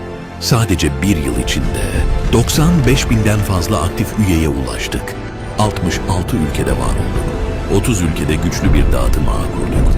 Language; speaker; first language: Turkish; native; Turkish